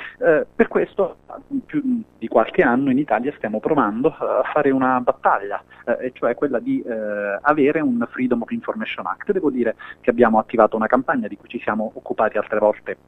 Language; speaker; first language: Italian; native; Italian